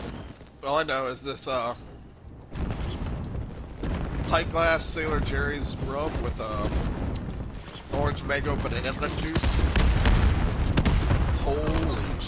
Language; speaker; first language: English; native; English